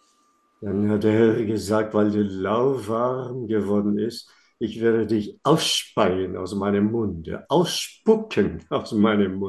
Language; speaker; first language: German; non-native, fluent; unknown